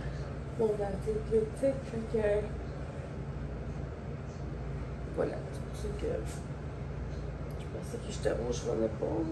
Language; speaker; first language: French; native; French